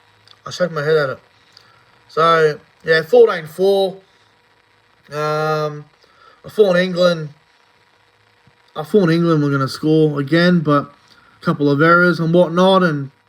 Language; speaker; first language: English; native; English